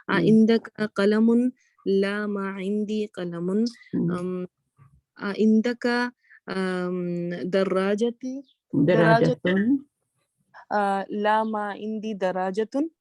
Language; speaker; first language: Arabic; non-native, learner; Urdu